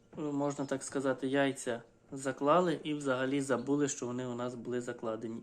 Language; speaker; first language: Ukrainian; non-native, local second language; Russian